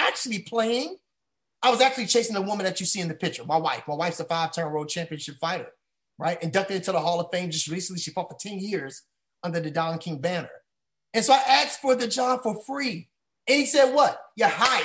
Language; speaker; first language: English; native; English